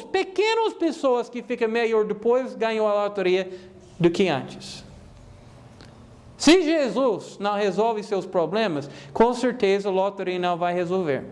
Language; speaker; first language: Portuguese; non-native, fluent; English